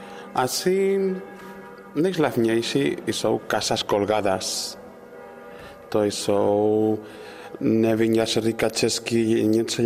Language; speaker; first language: Czech; non-native, learner; Spanish